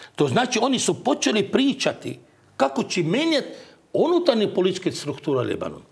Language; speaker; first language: Croatian; non-native, fluent; Arabic